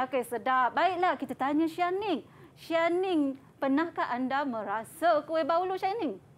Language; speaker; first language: Malay; native; Malay